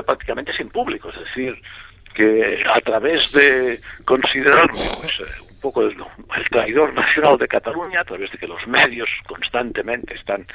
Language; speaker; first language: Spanish; native; Spanish